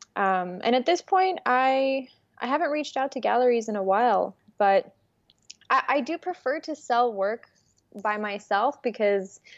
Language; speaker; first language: English; early bilingual, other home language; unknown